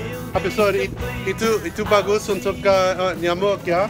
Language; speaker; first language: Indonesian; non-native, learner; English